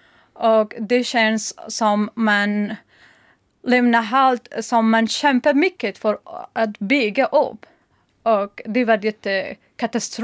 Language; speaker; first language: Swedish; non-native, learner; Persian